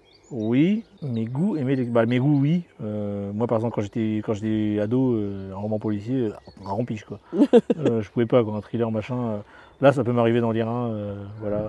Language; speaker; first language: French; native; French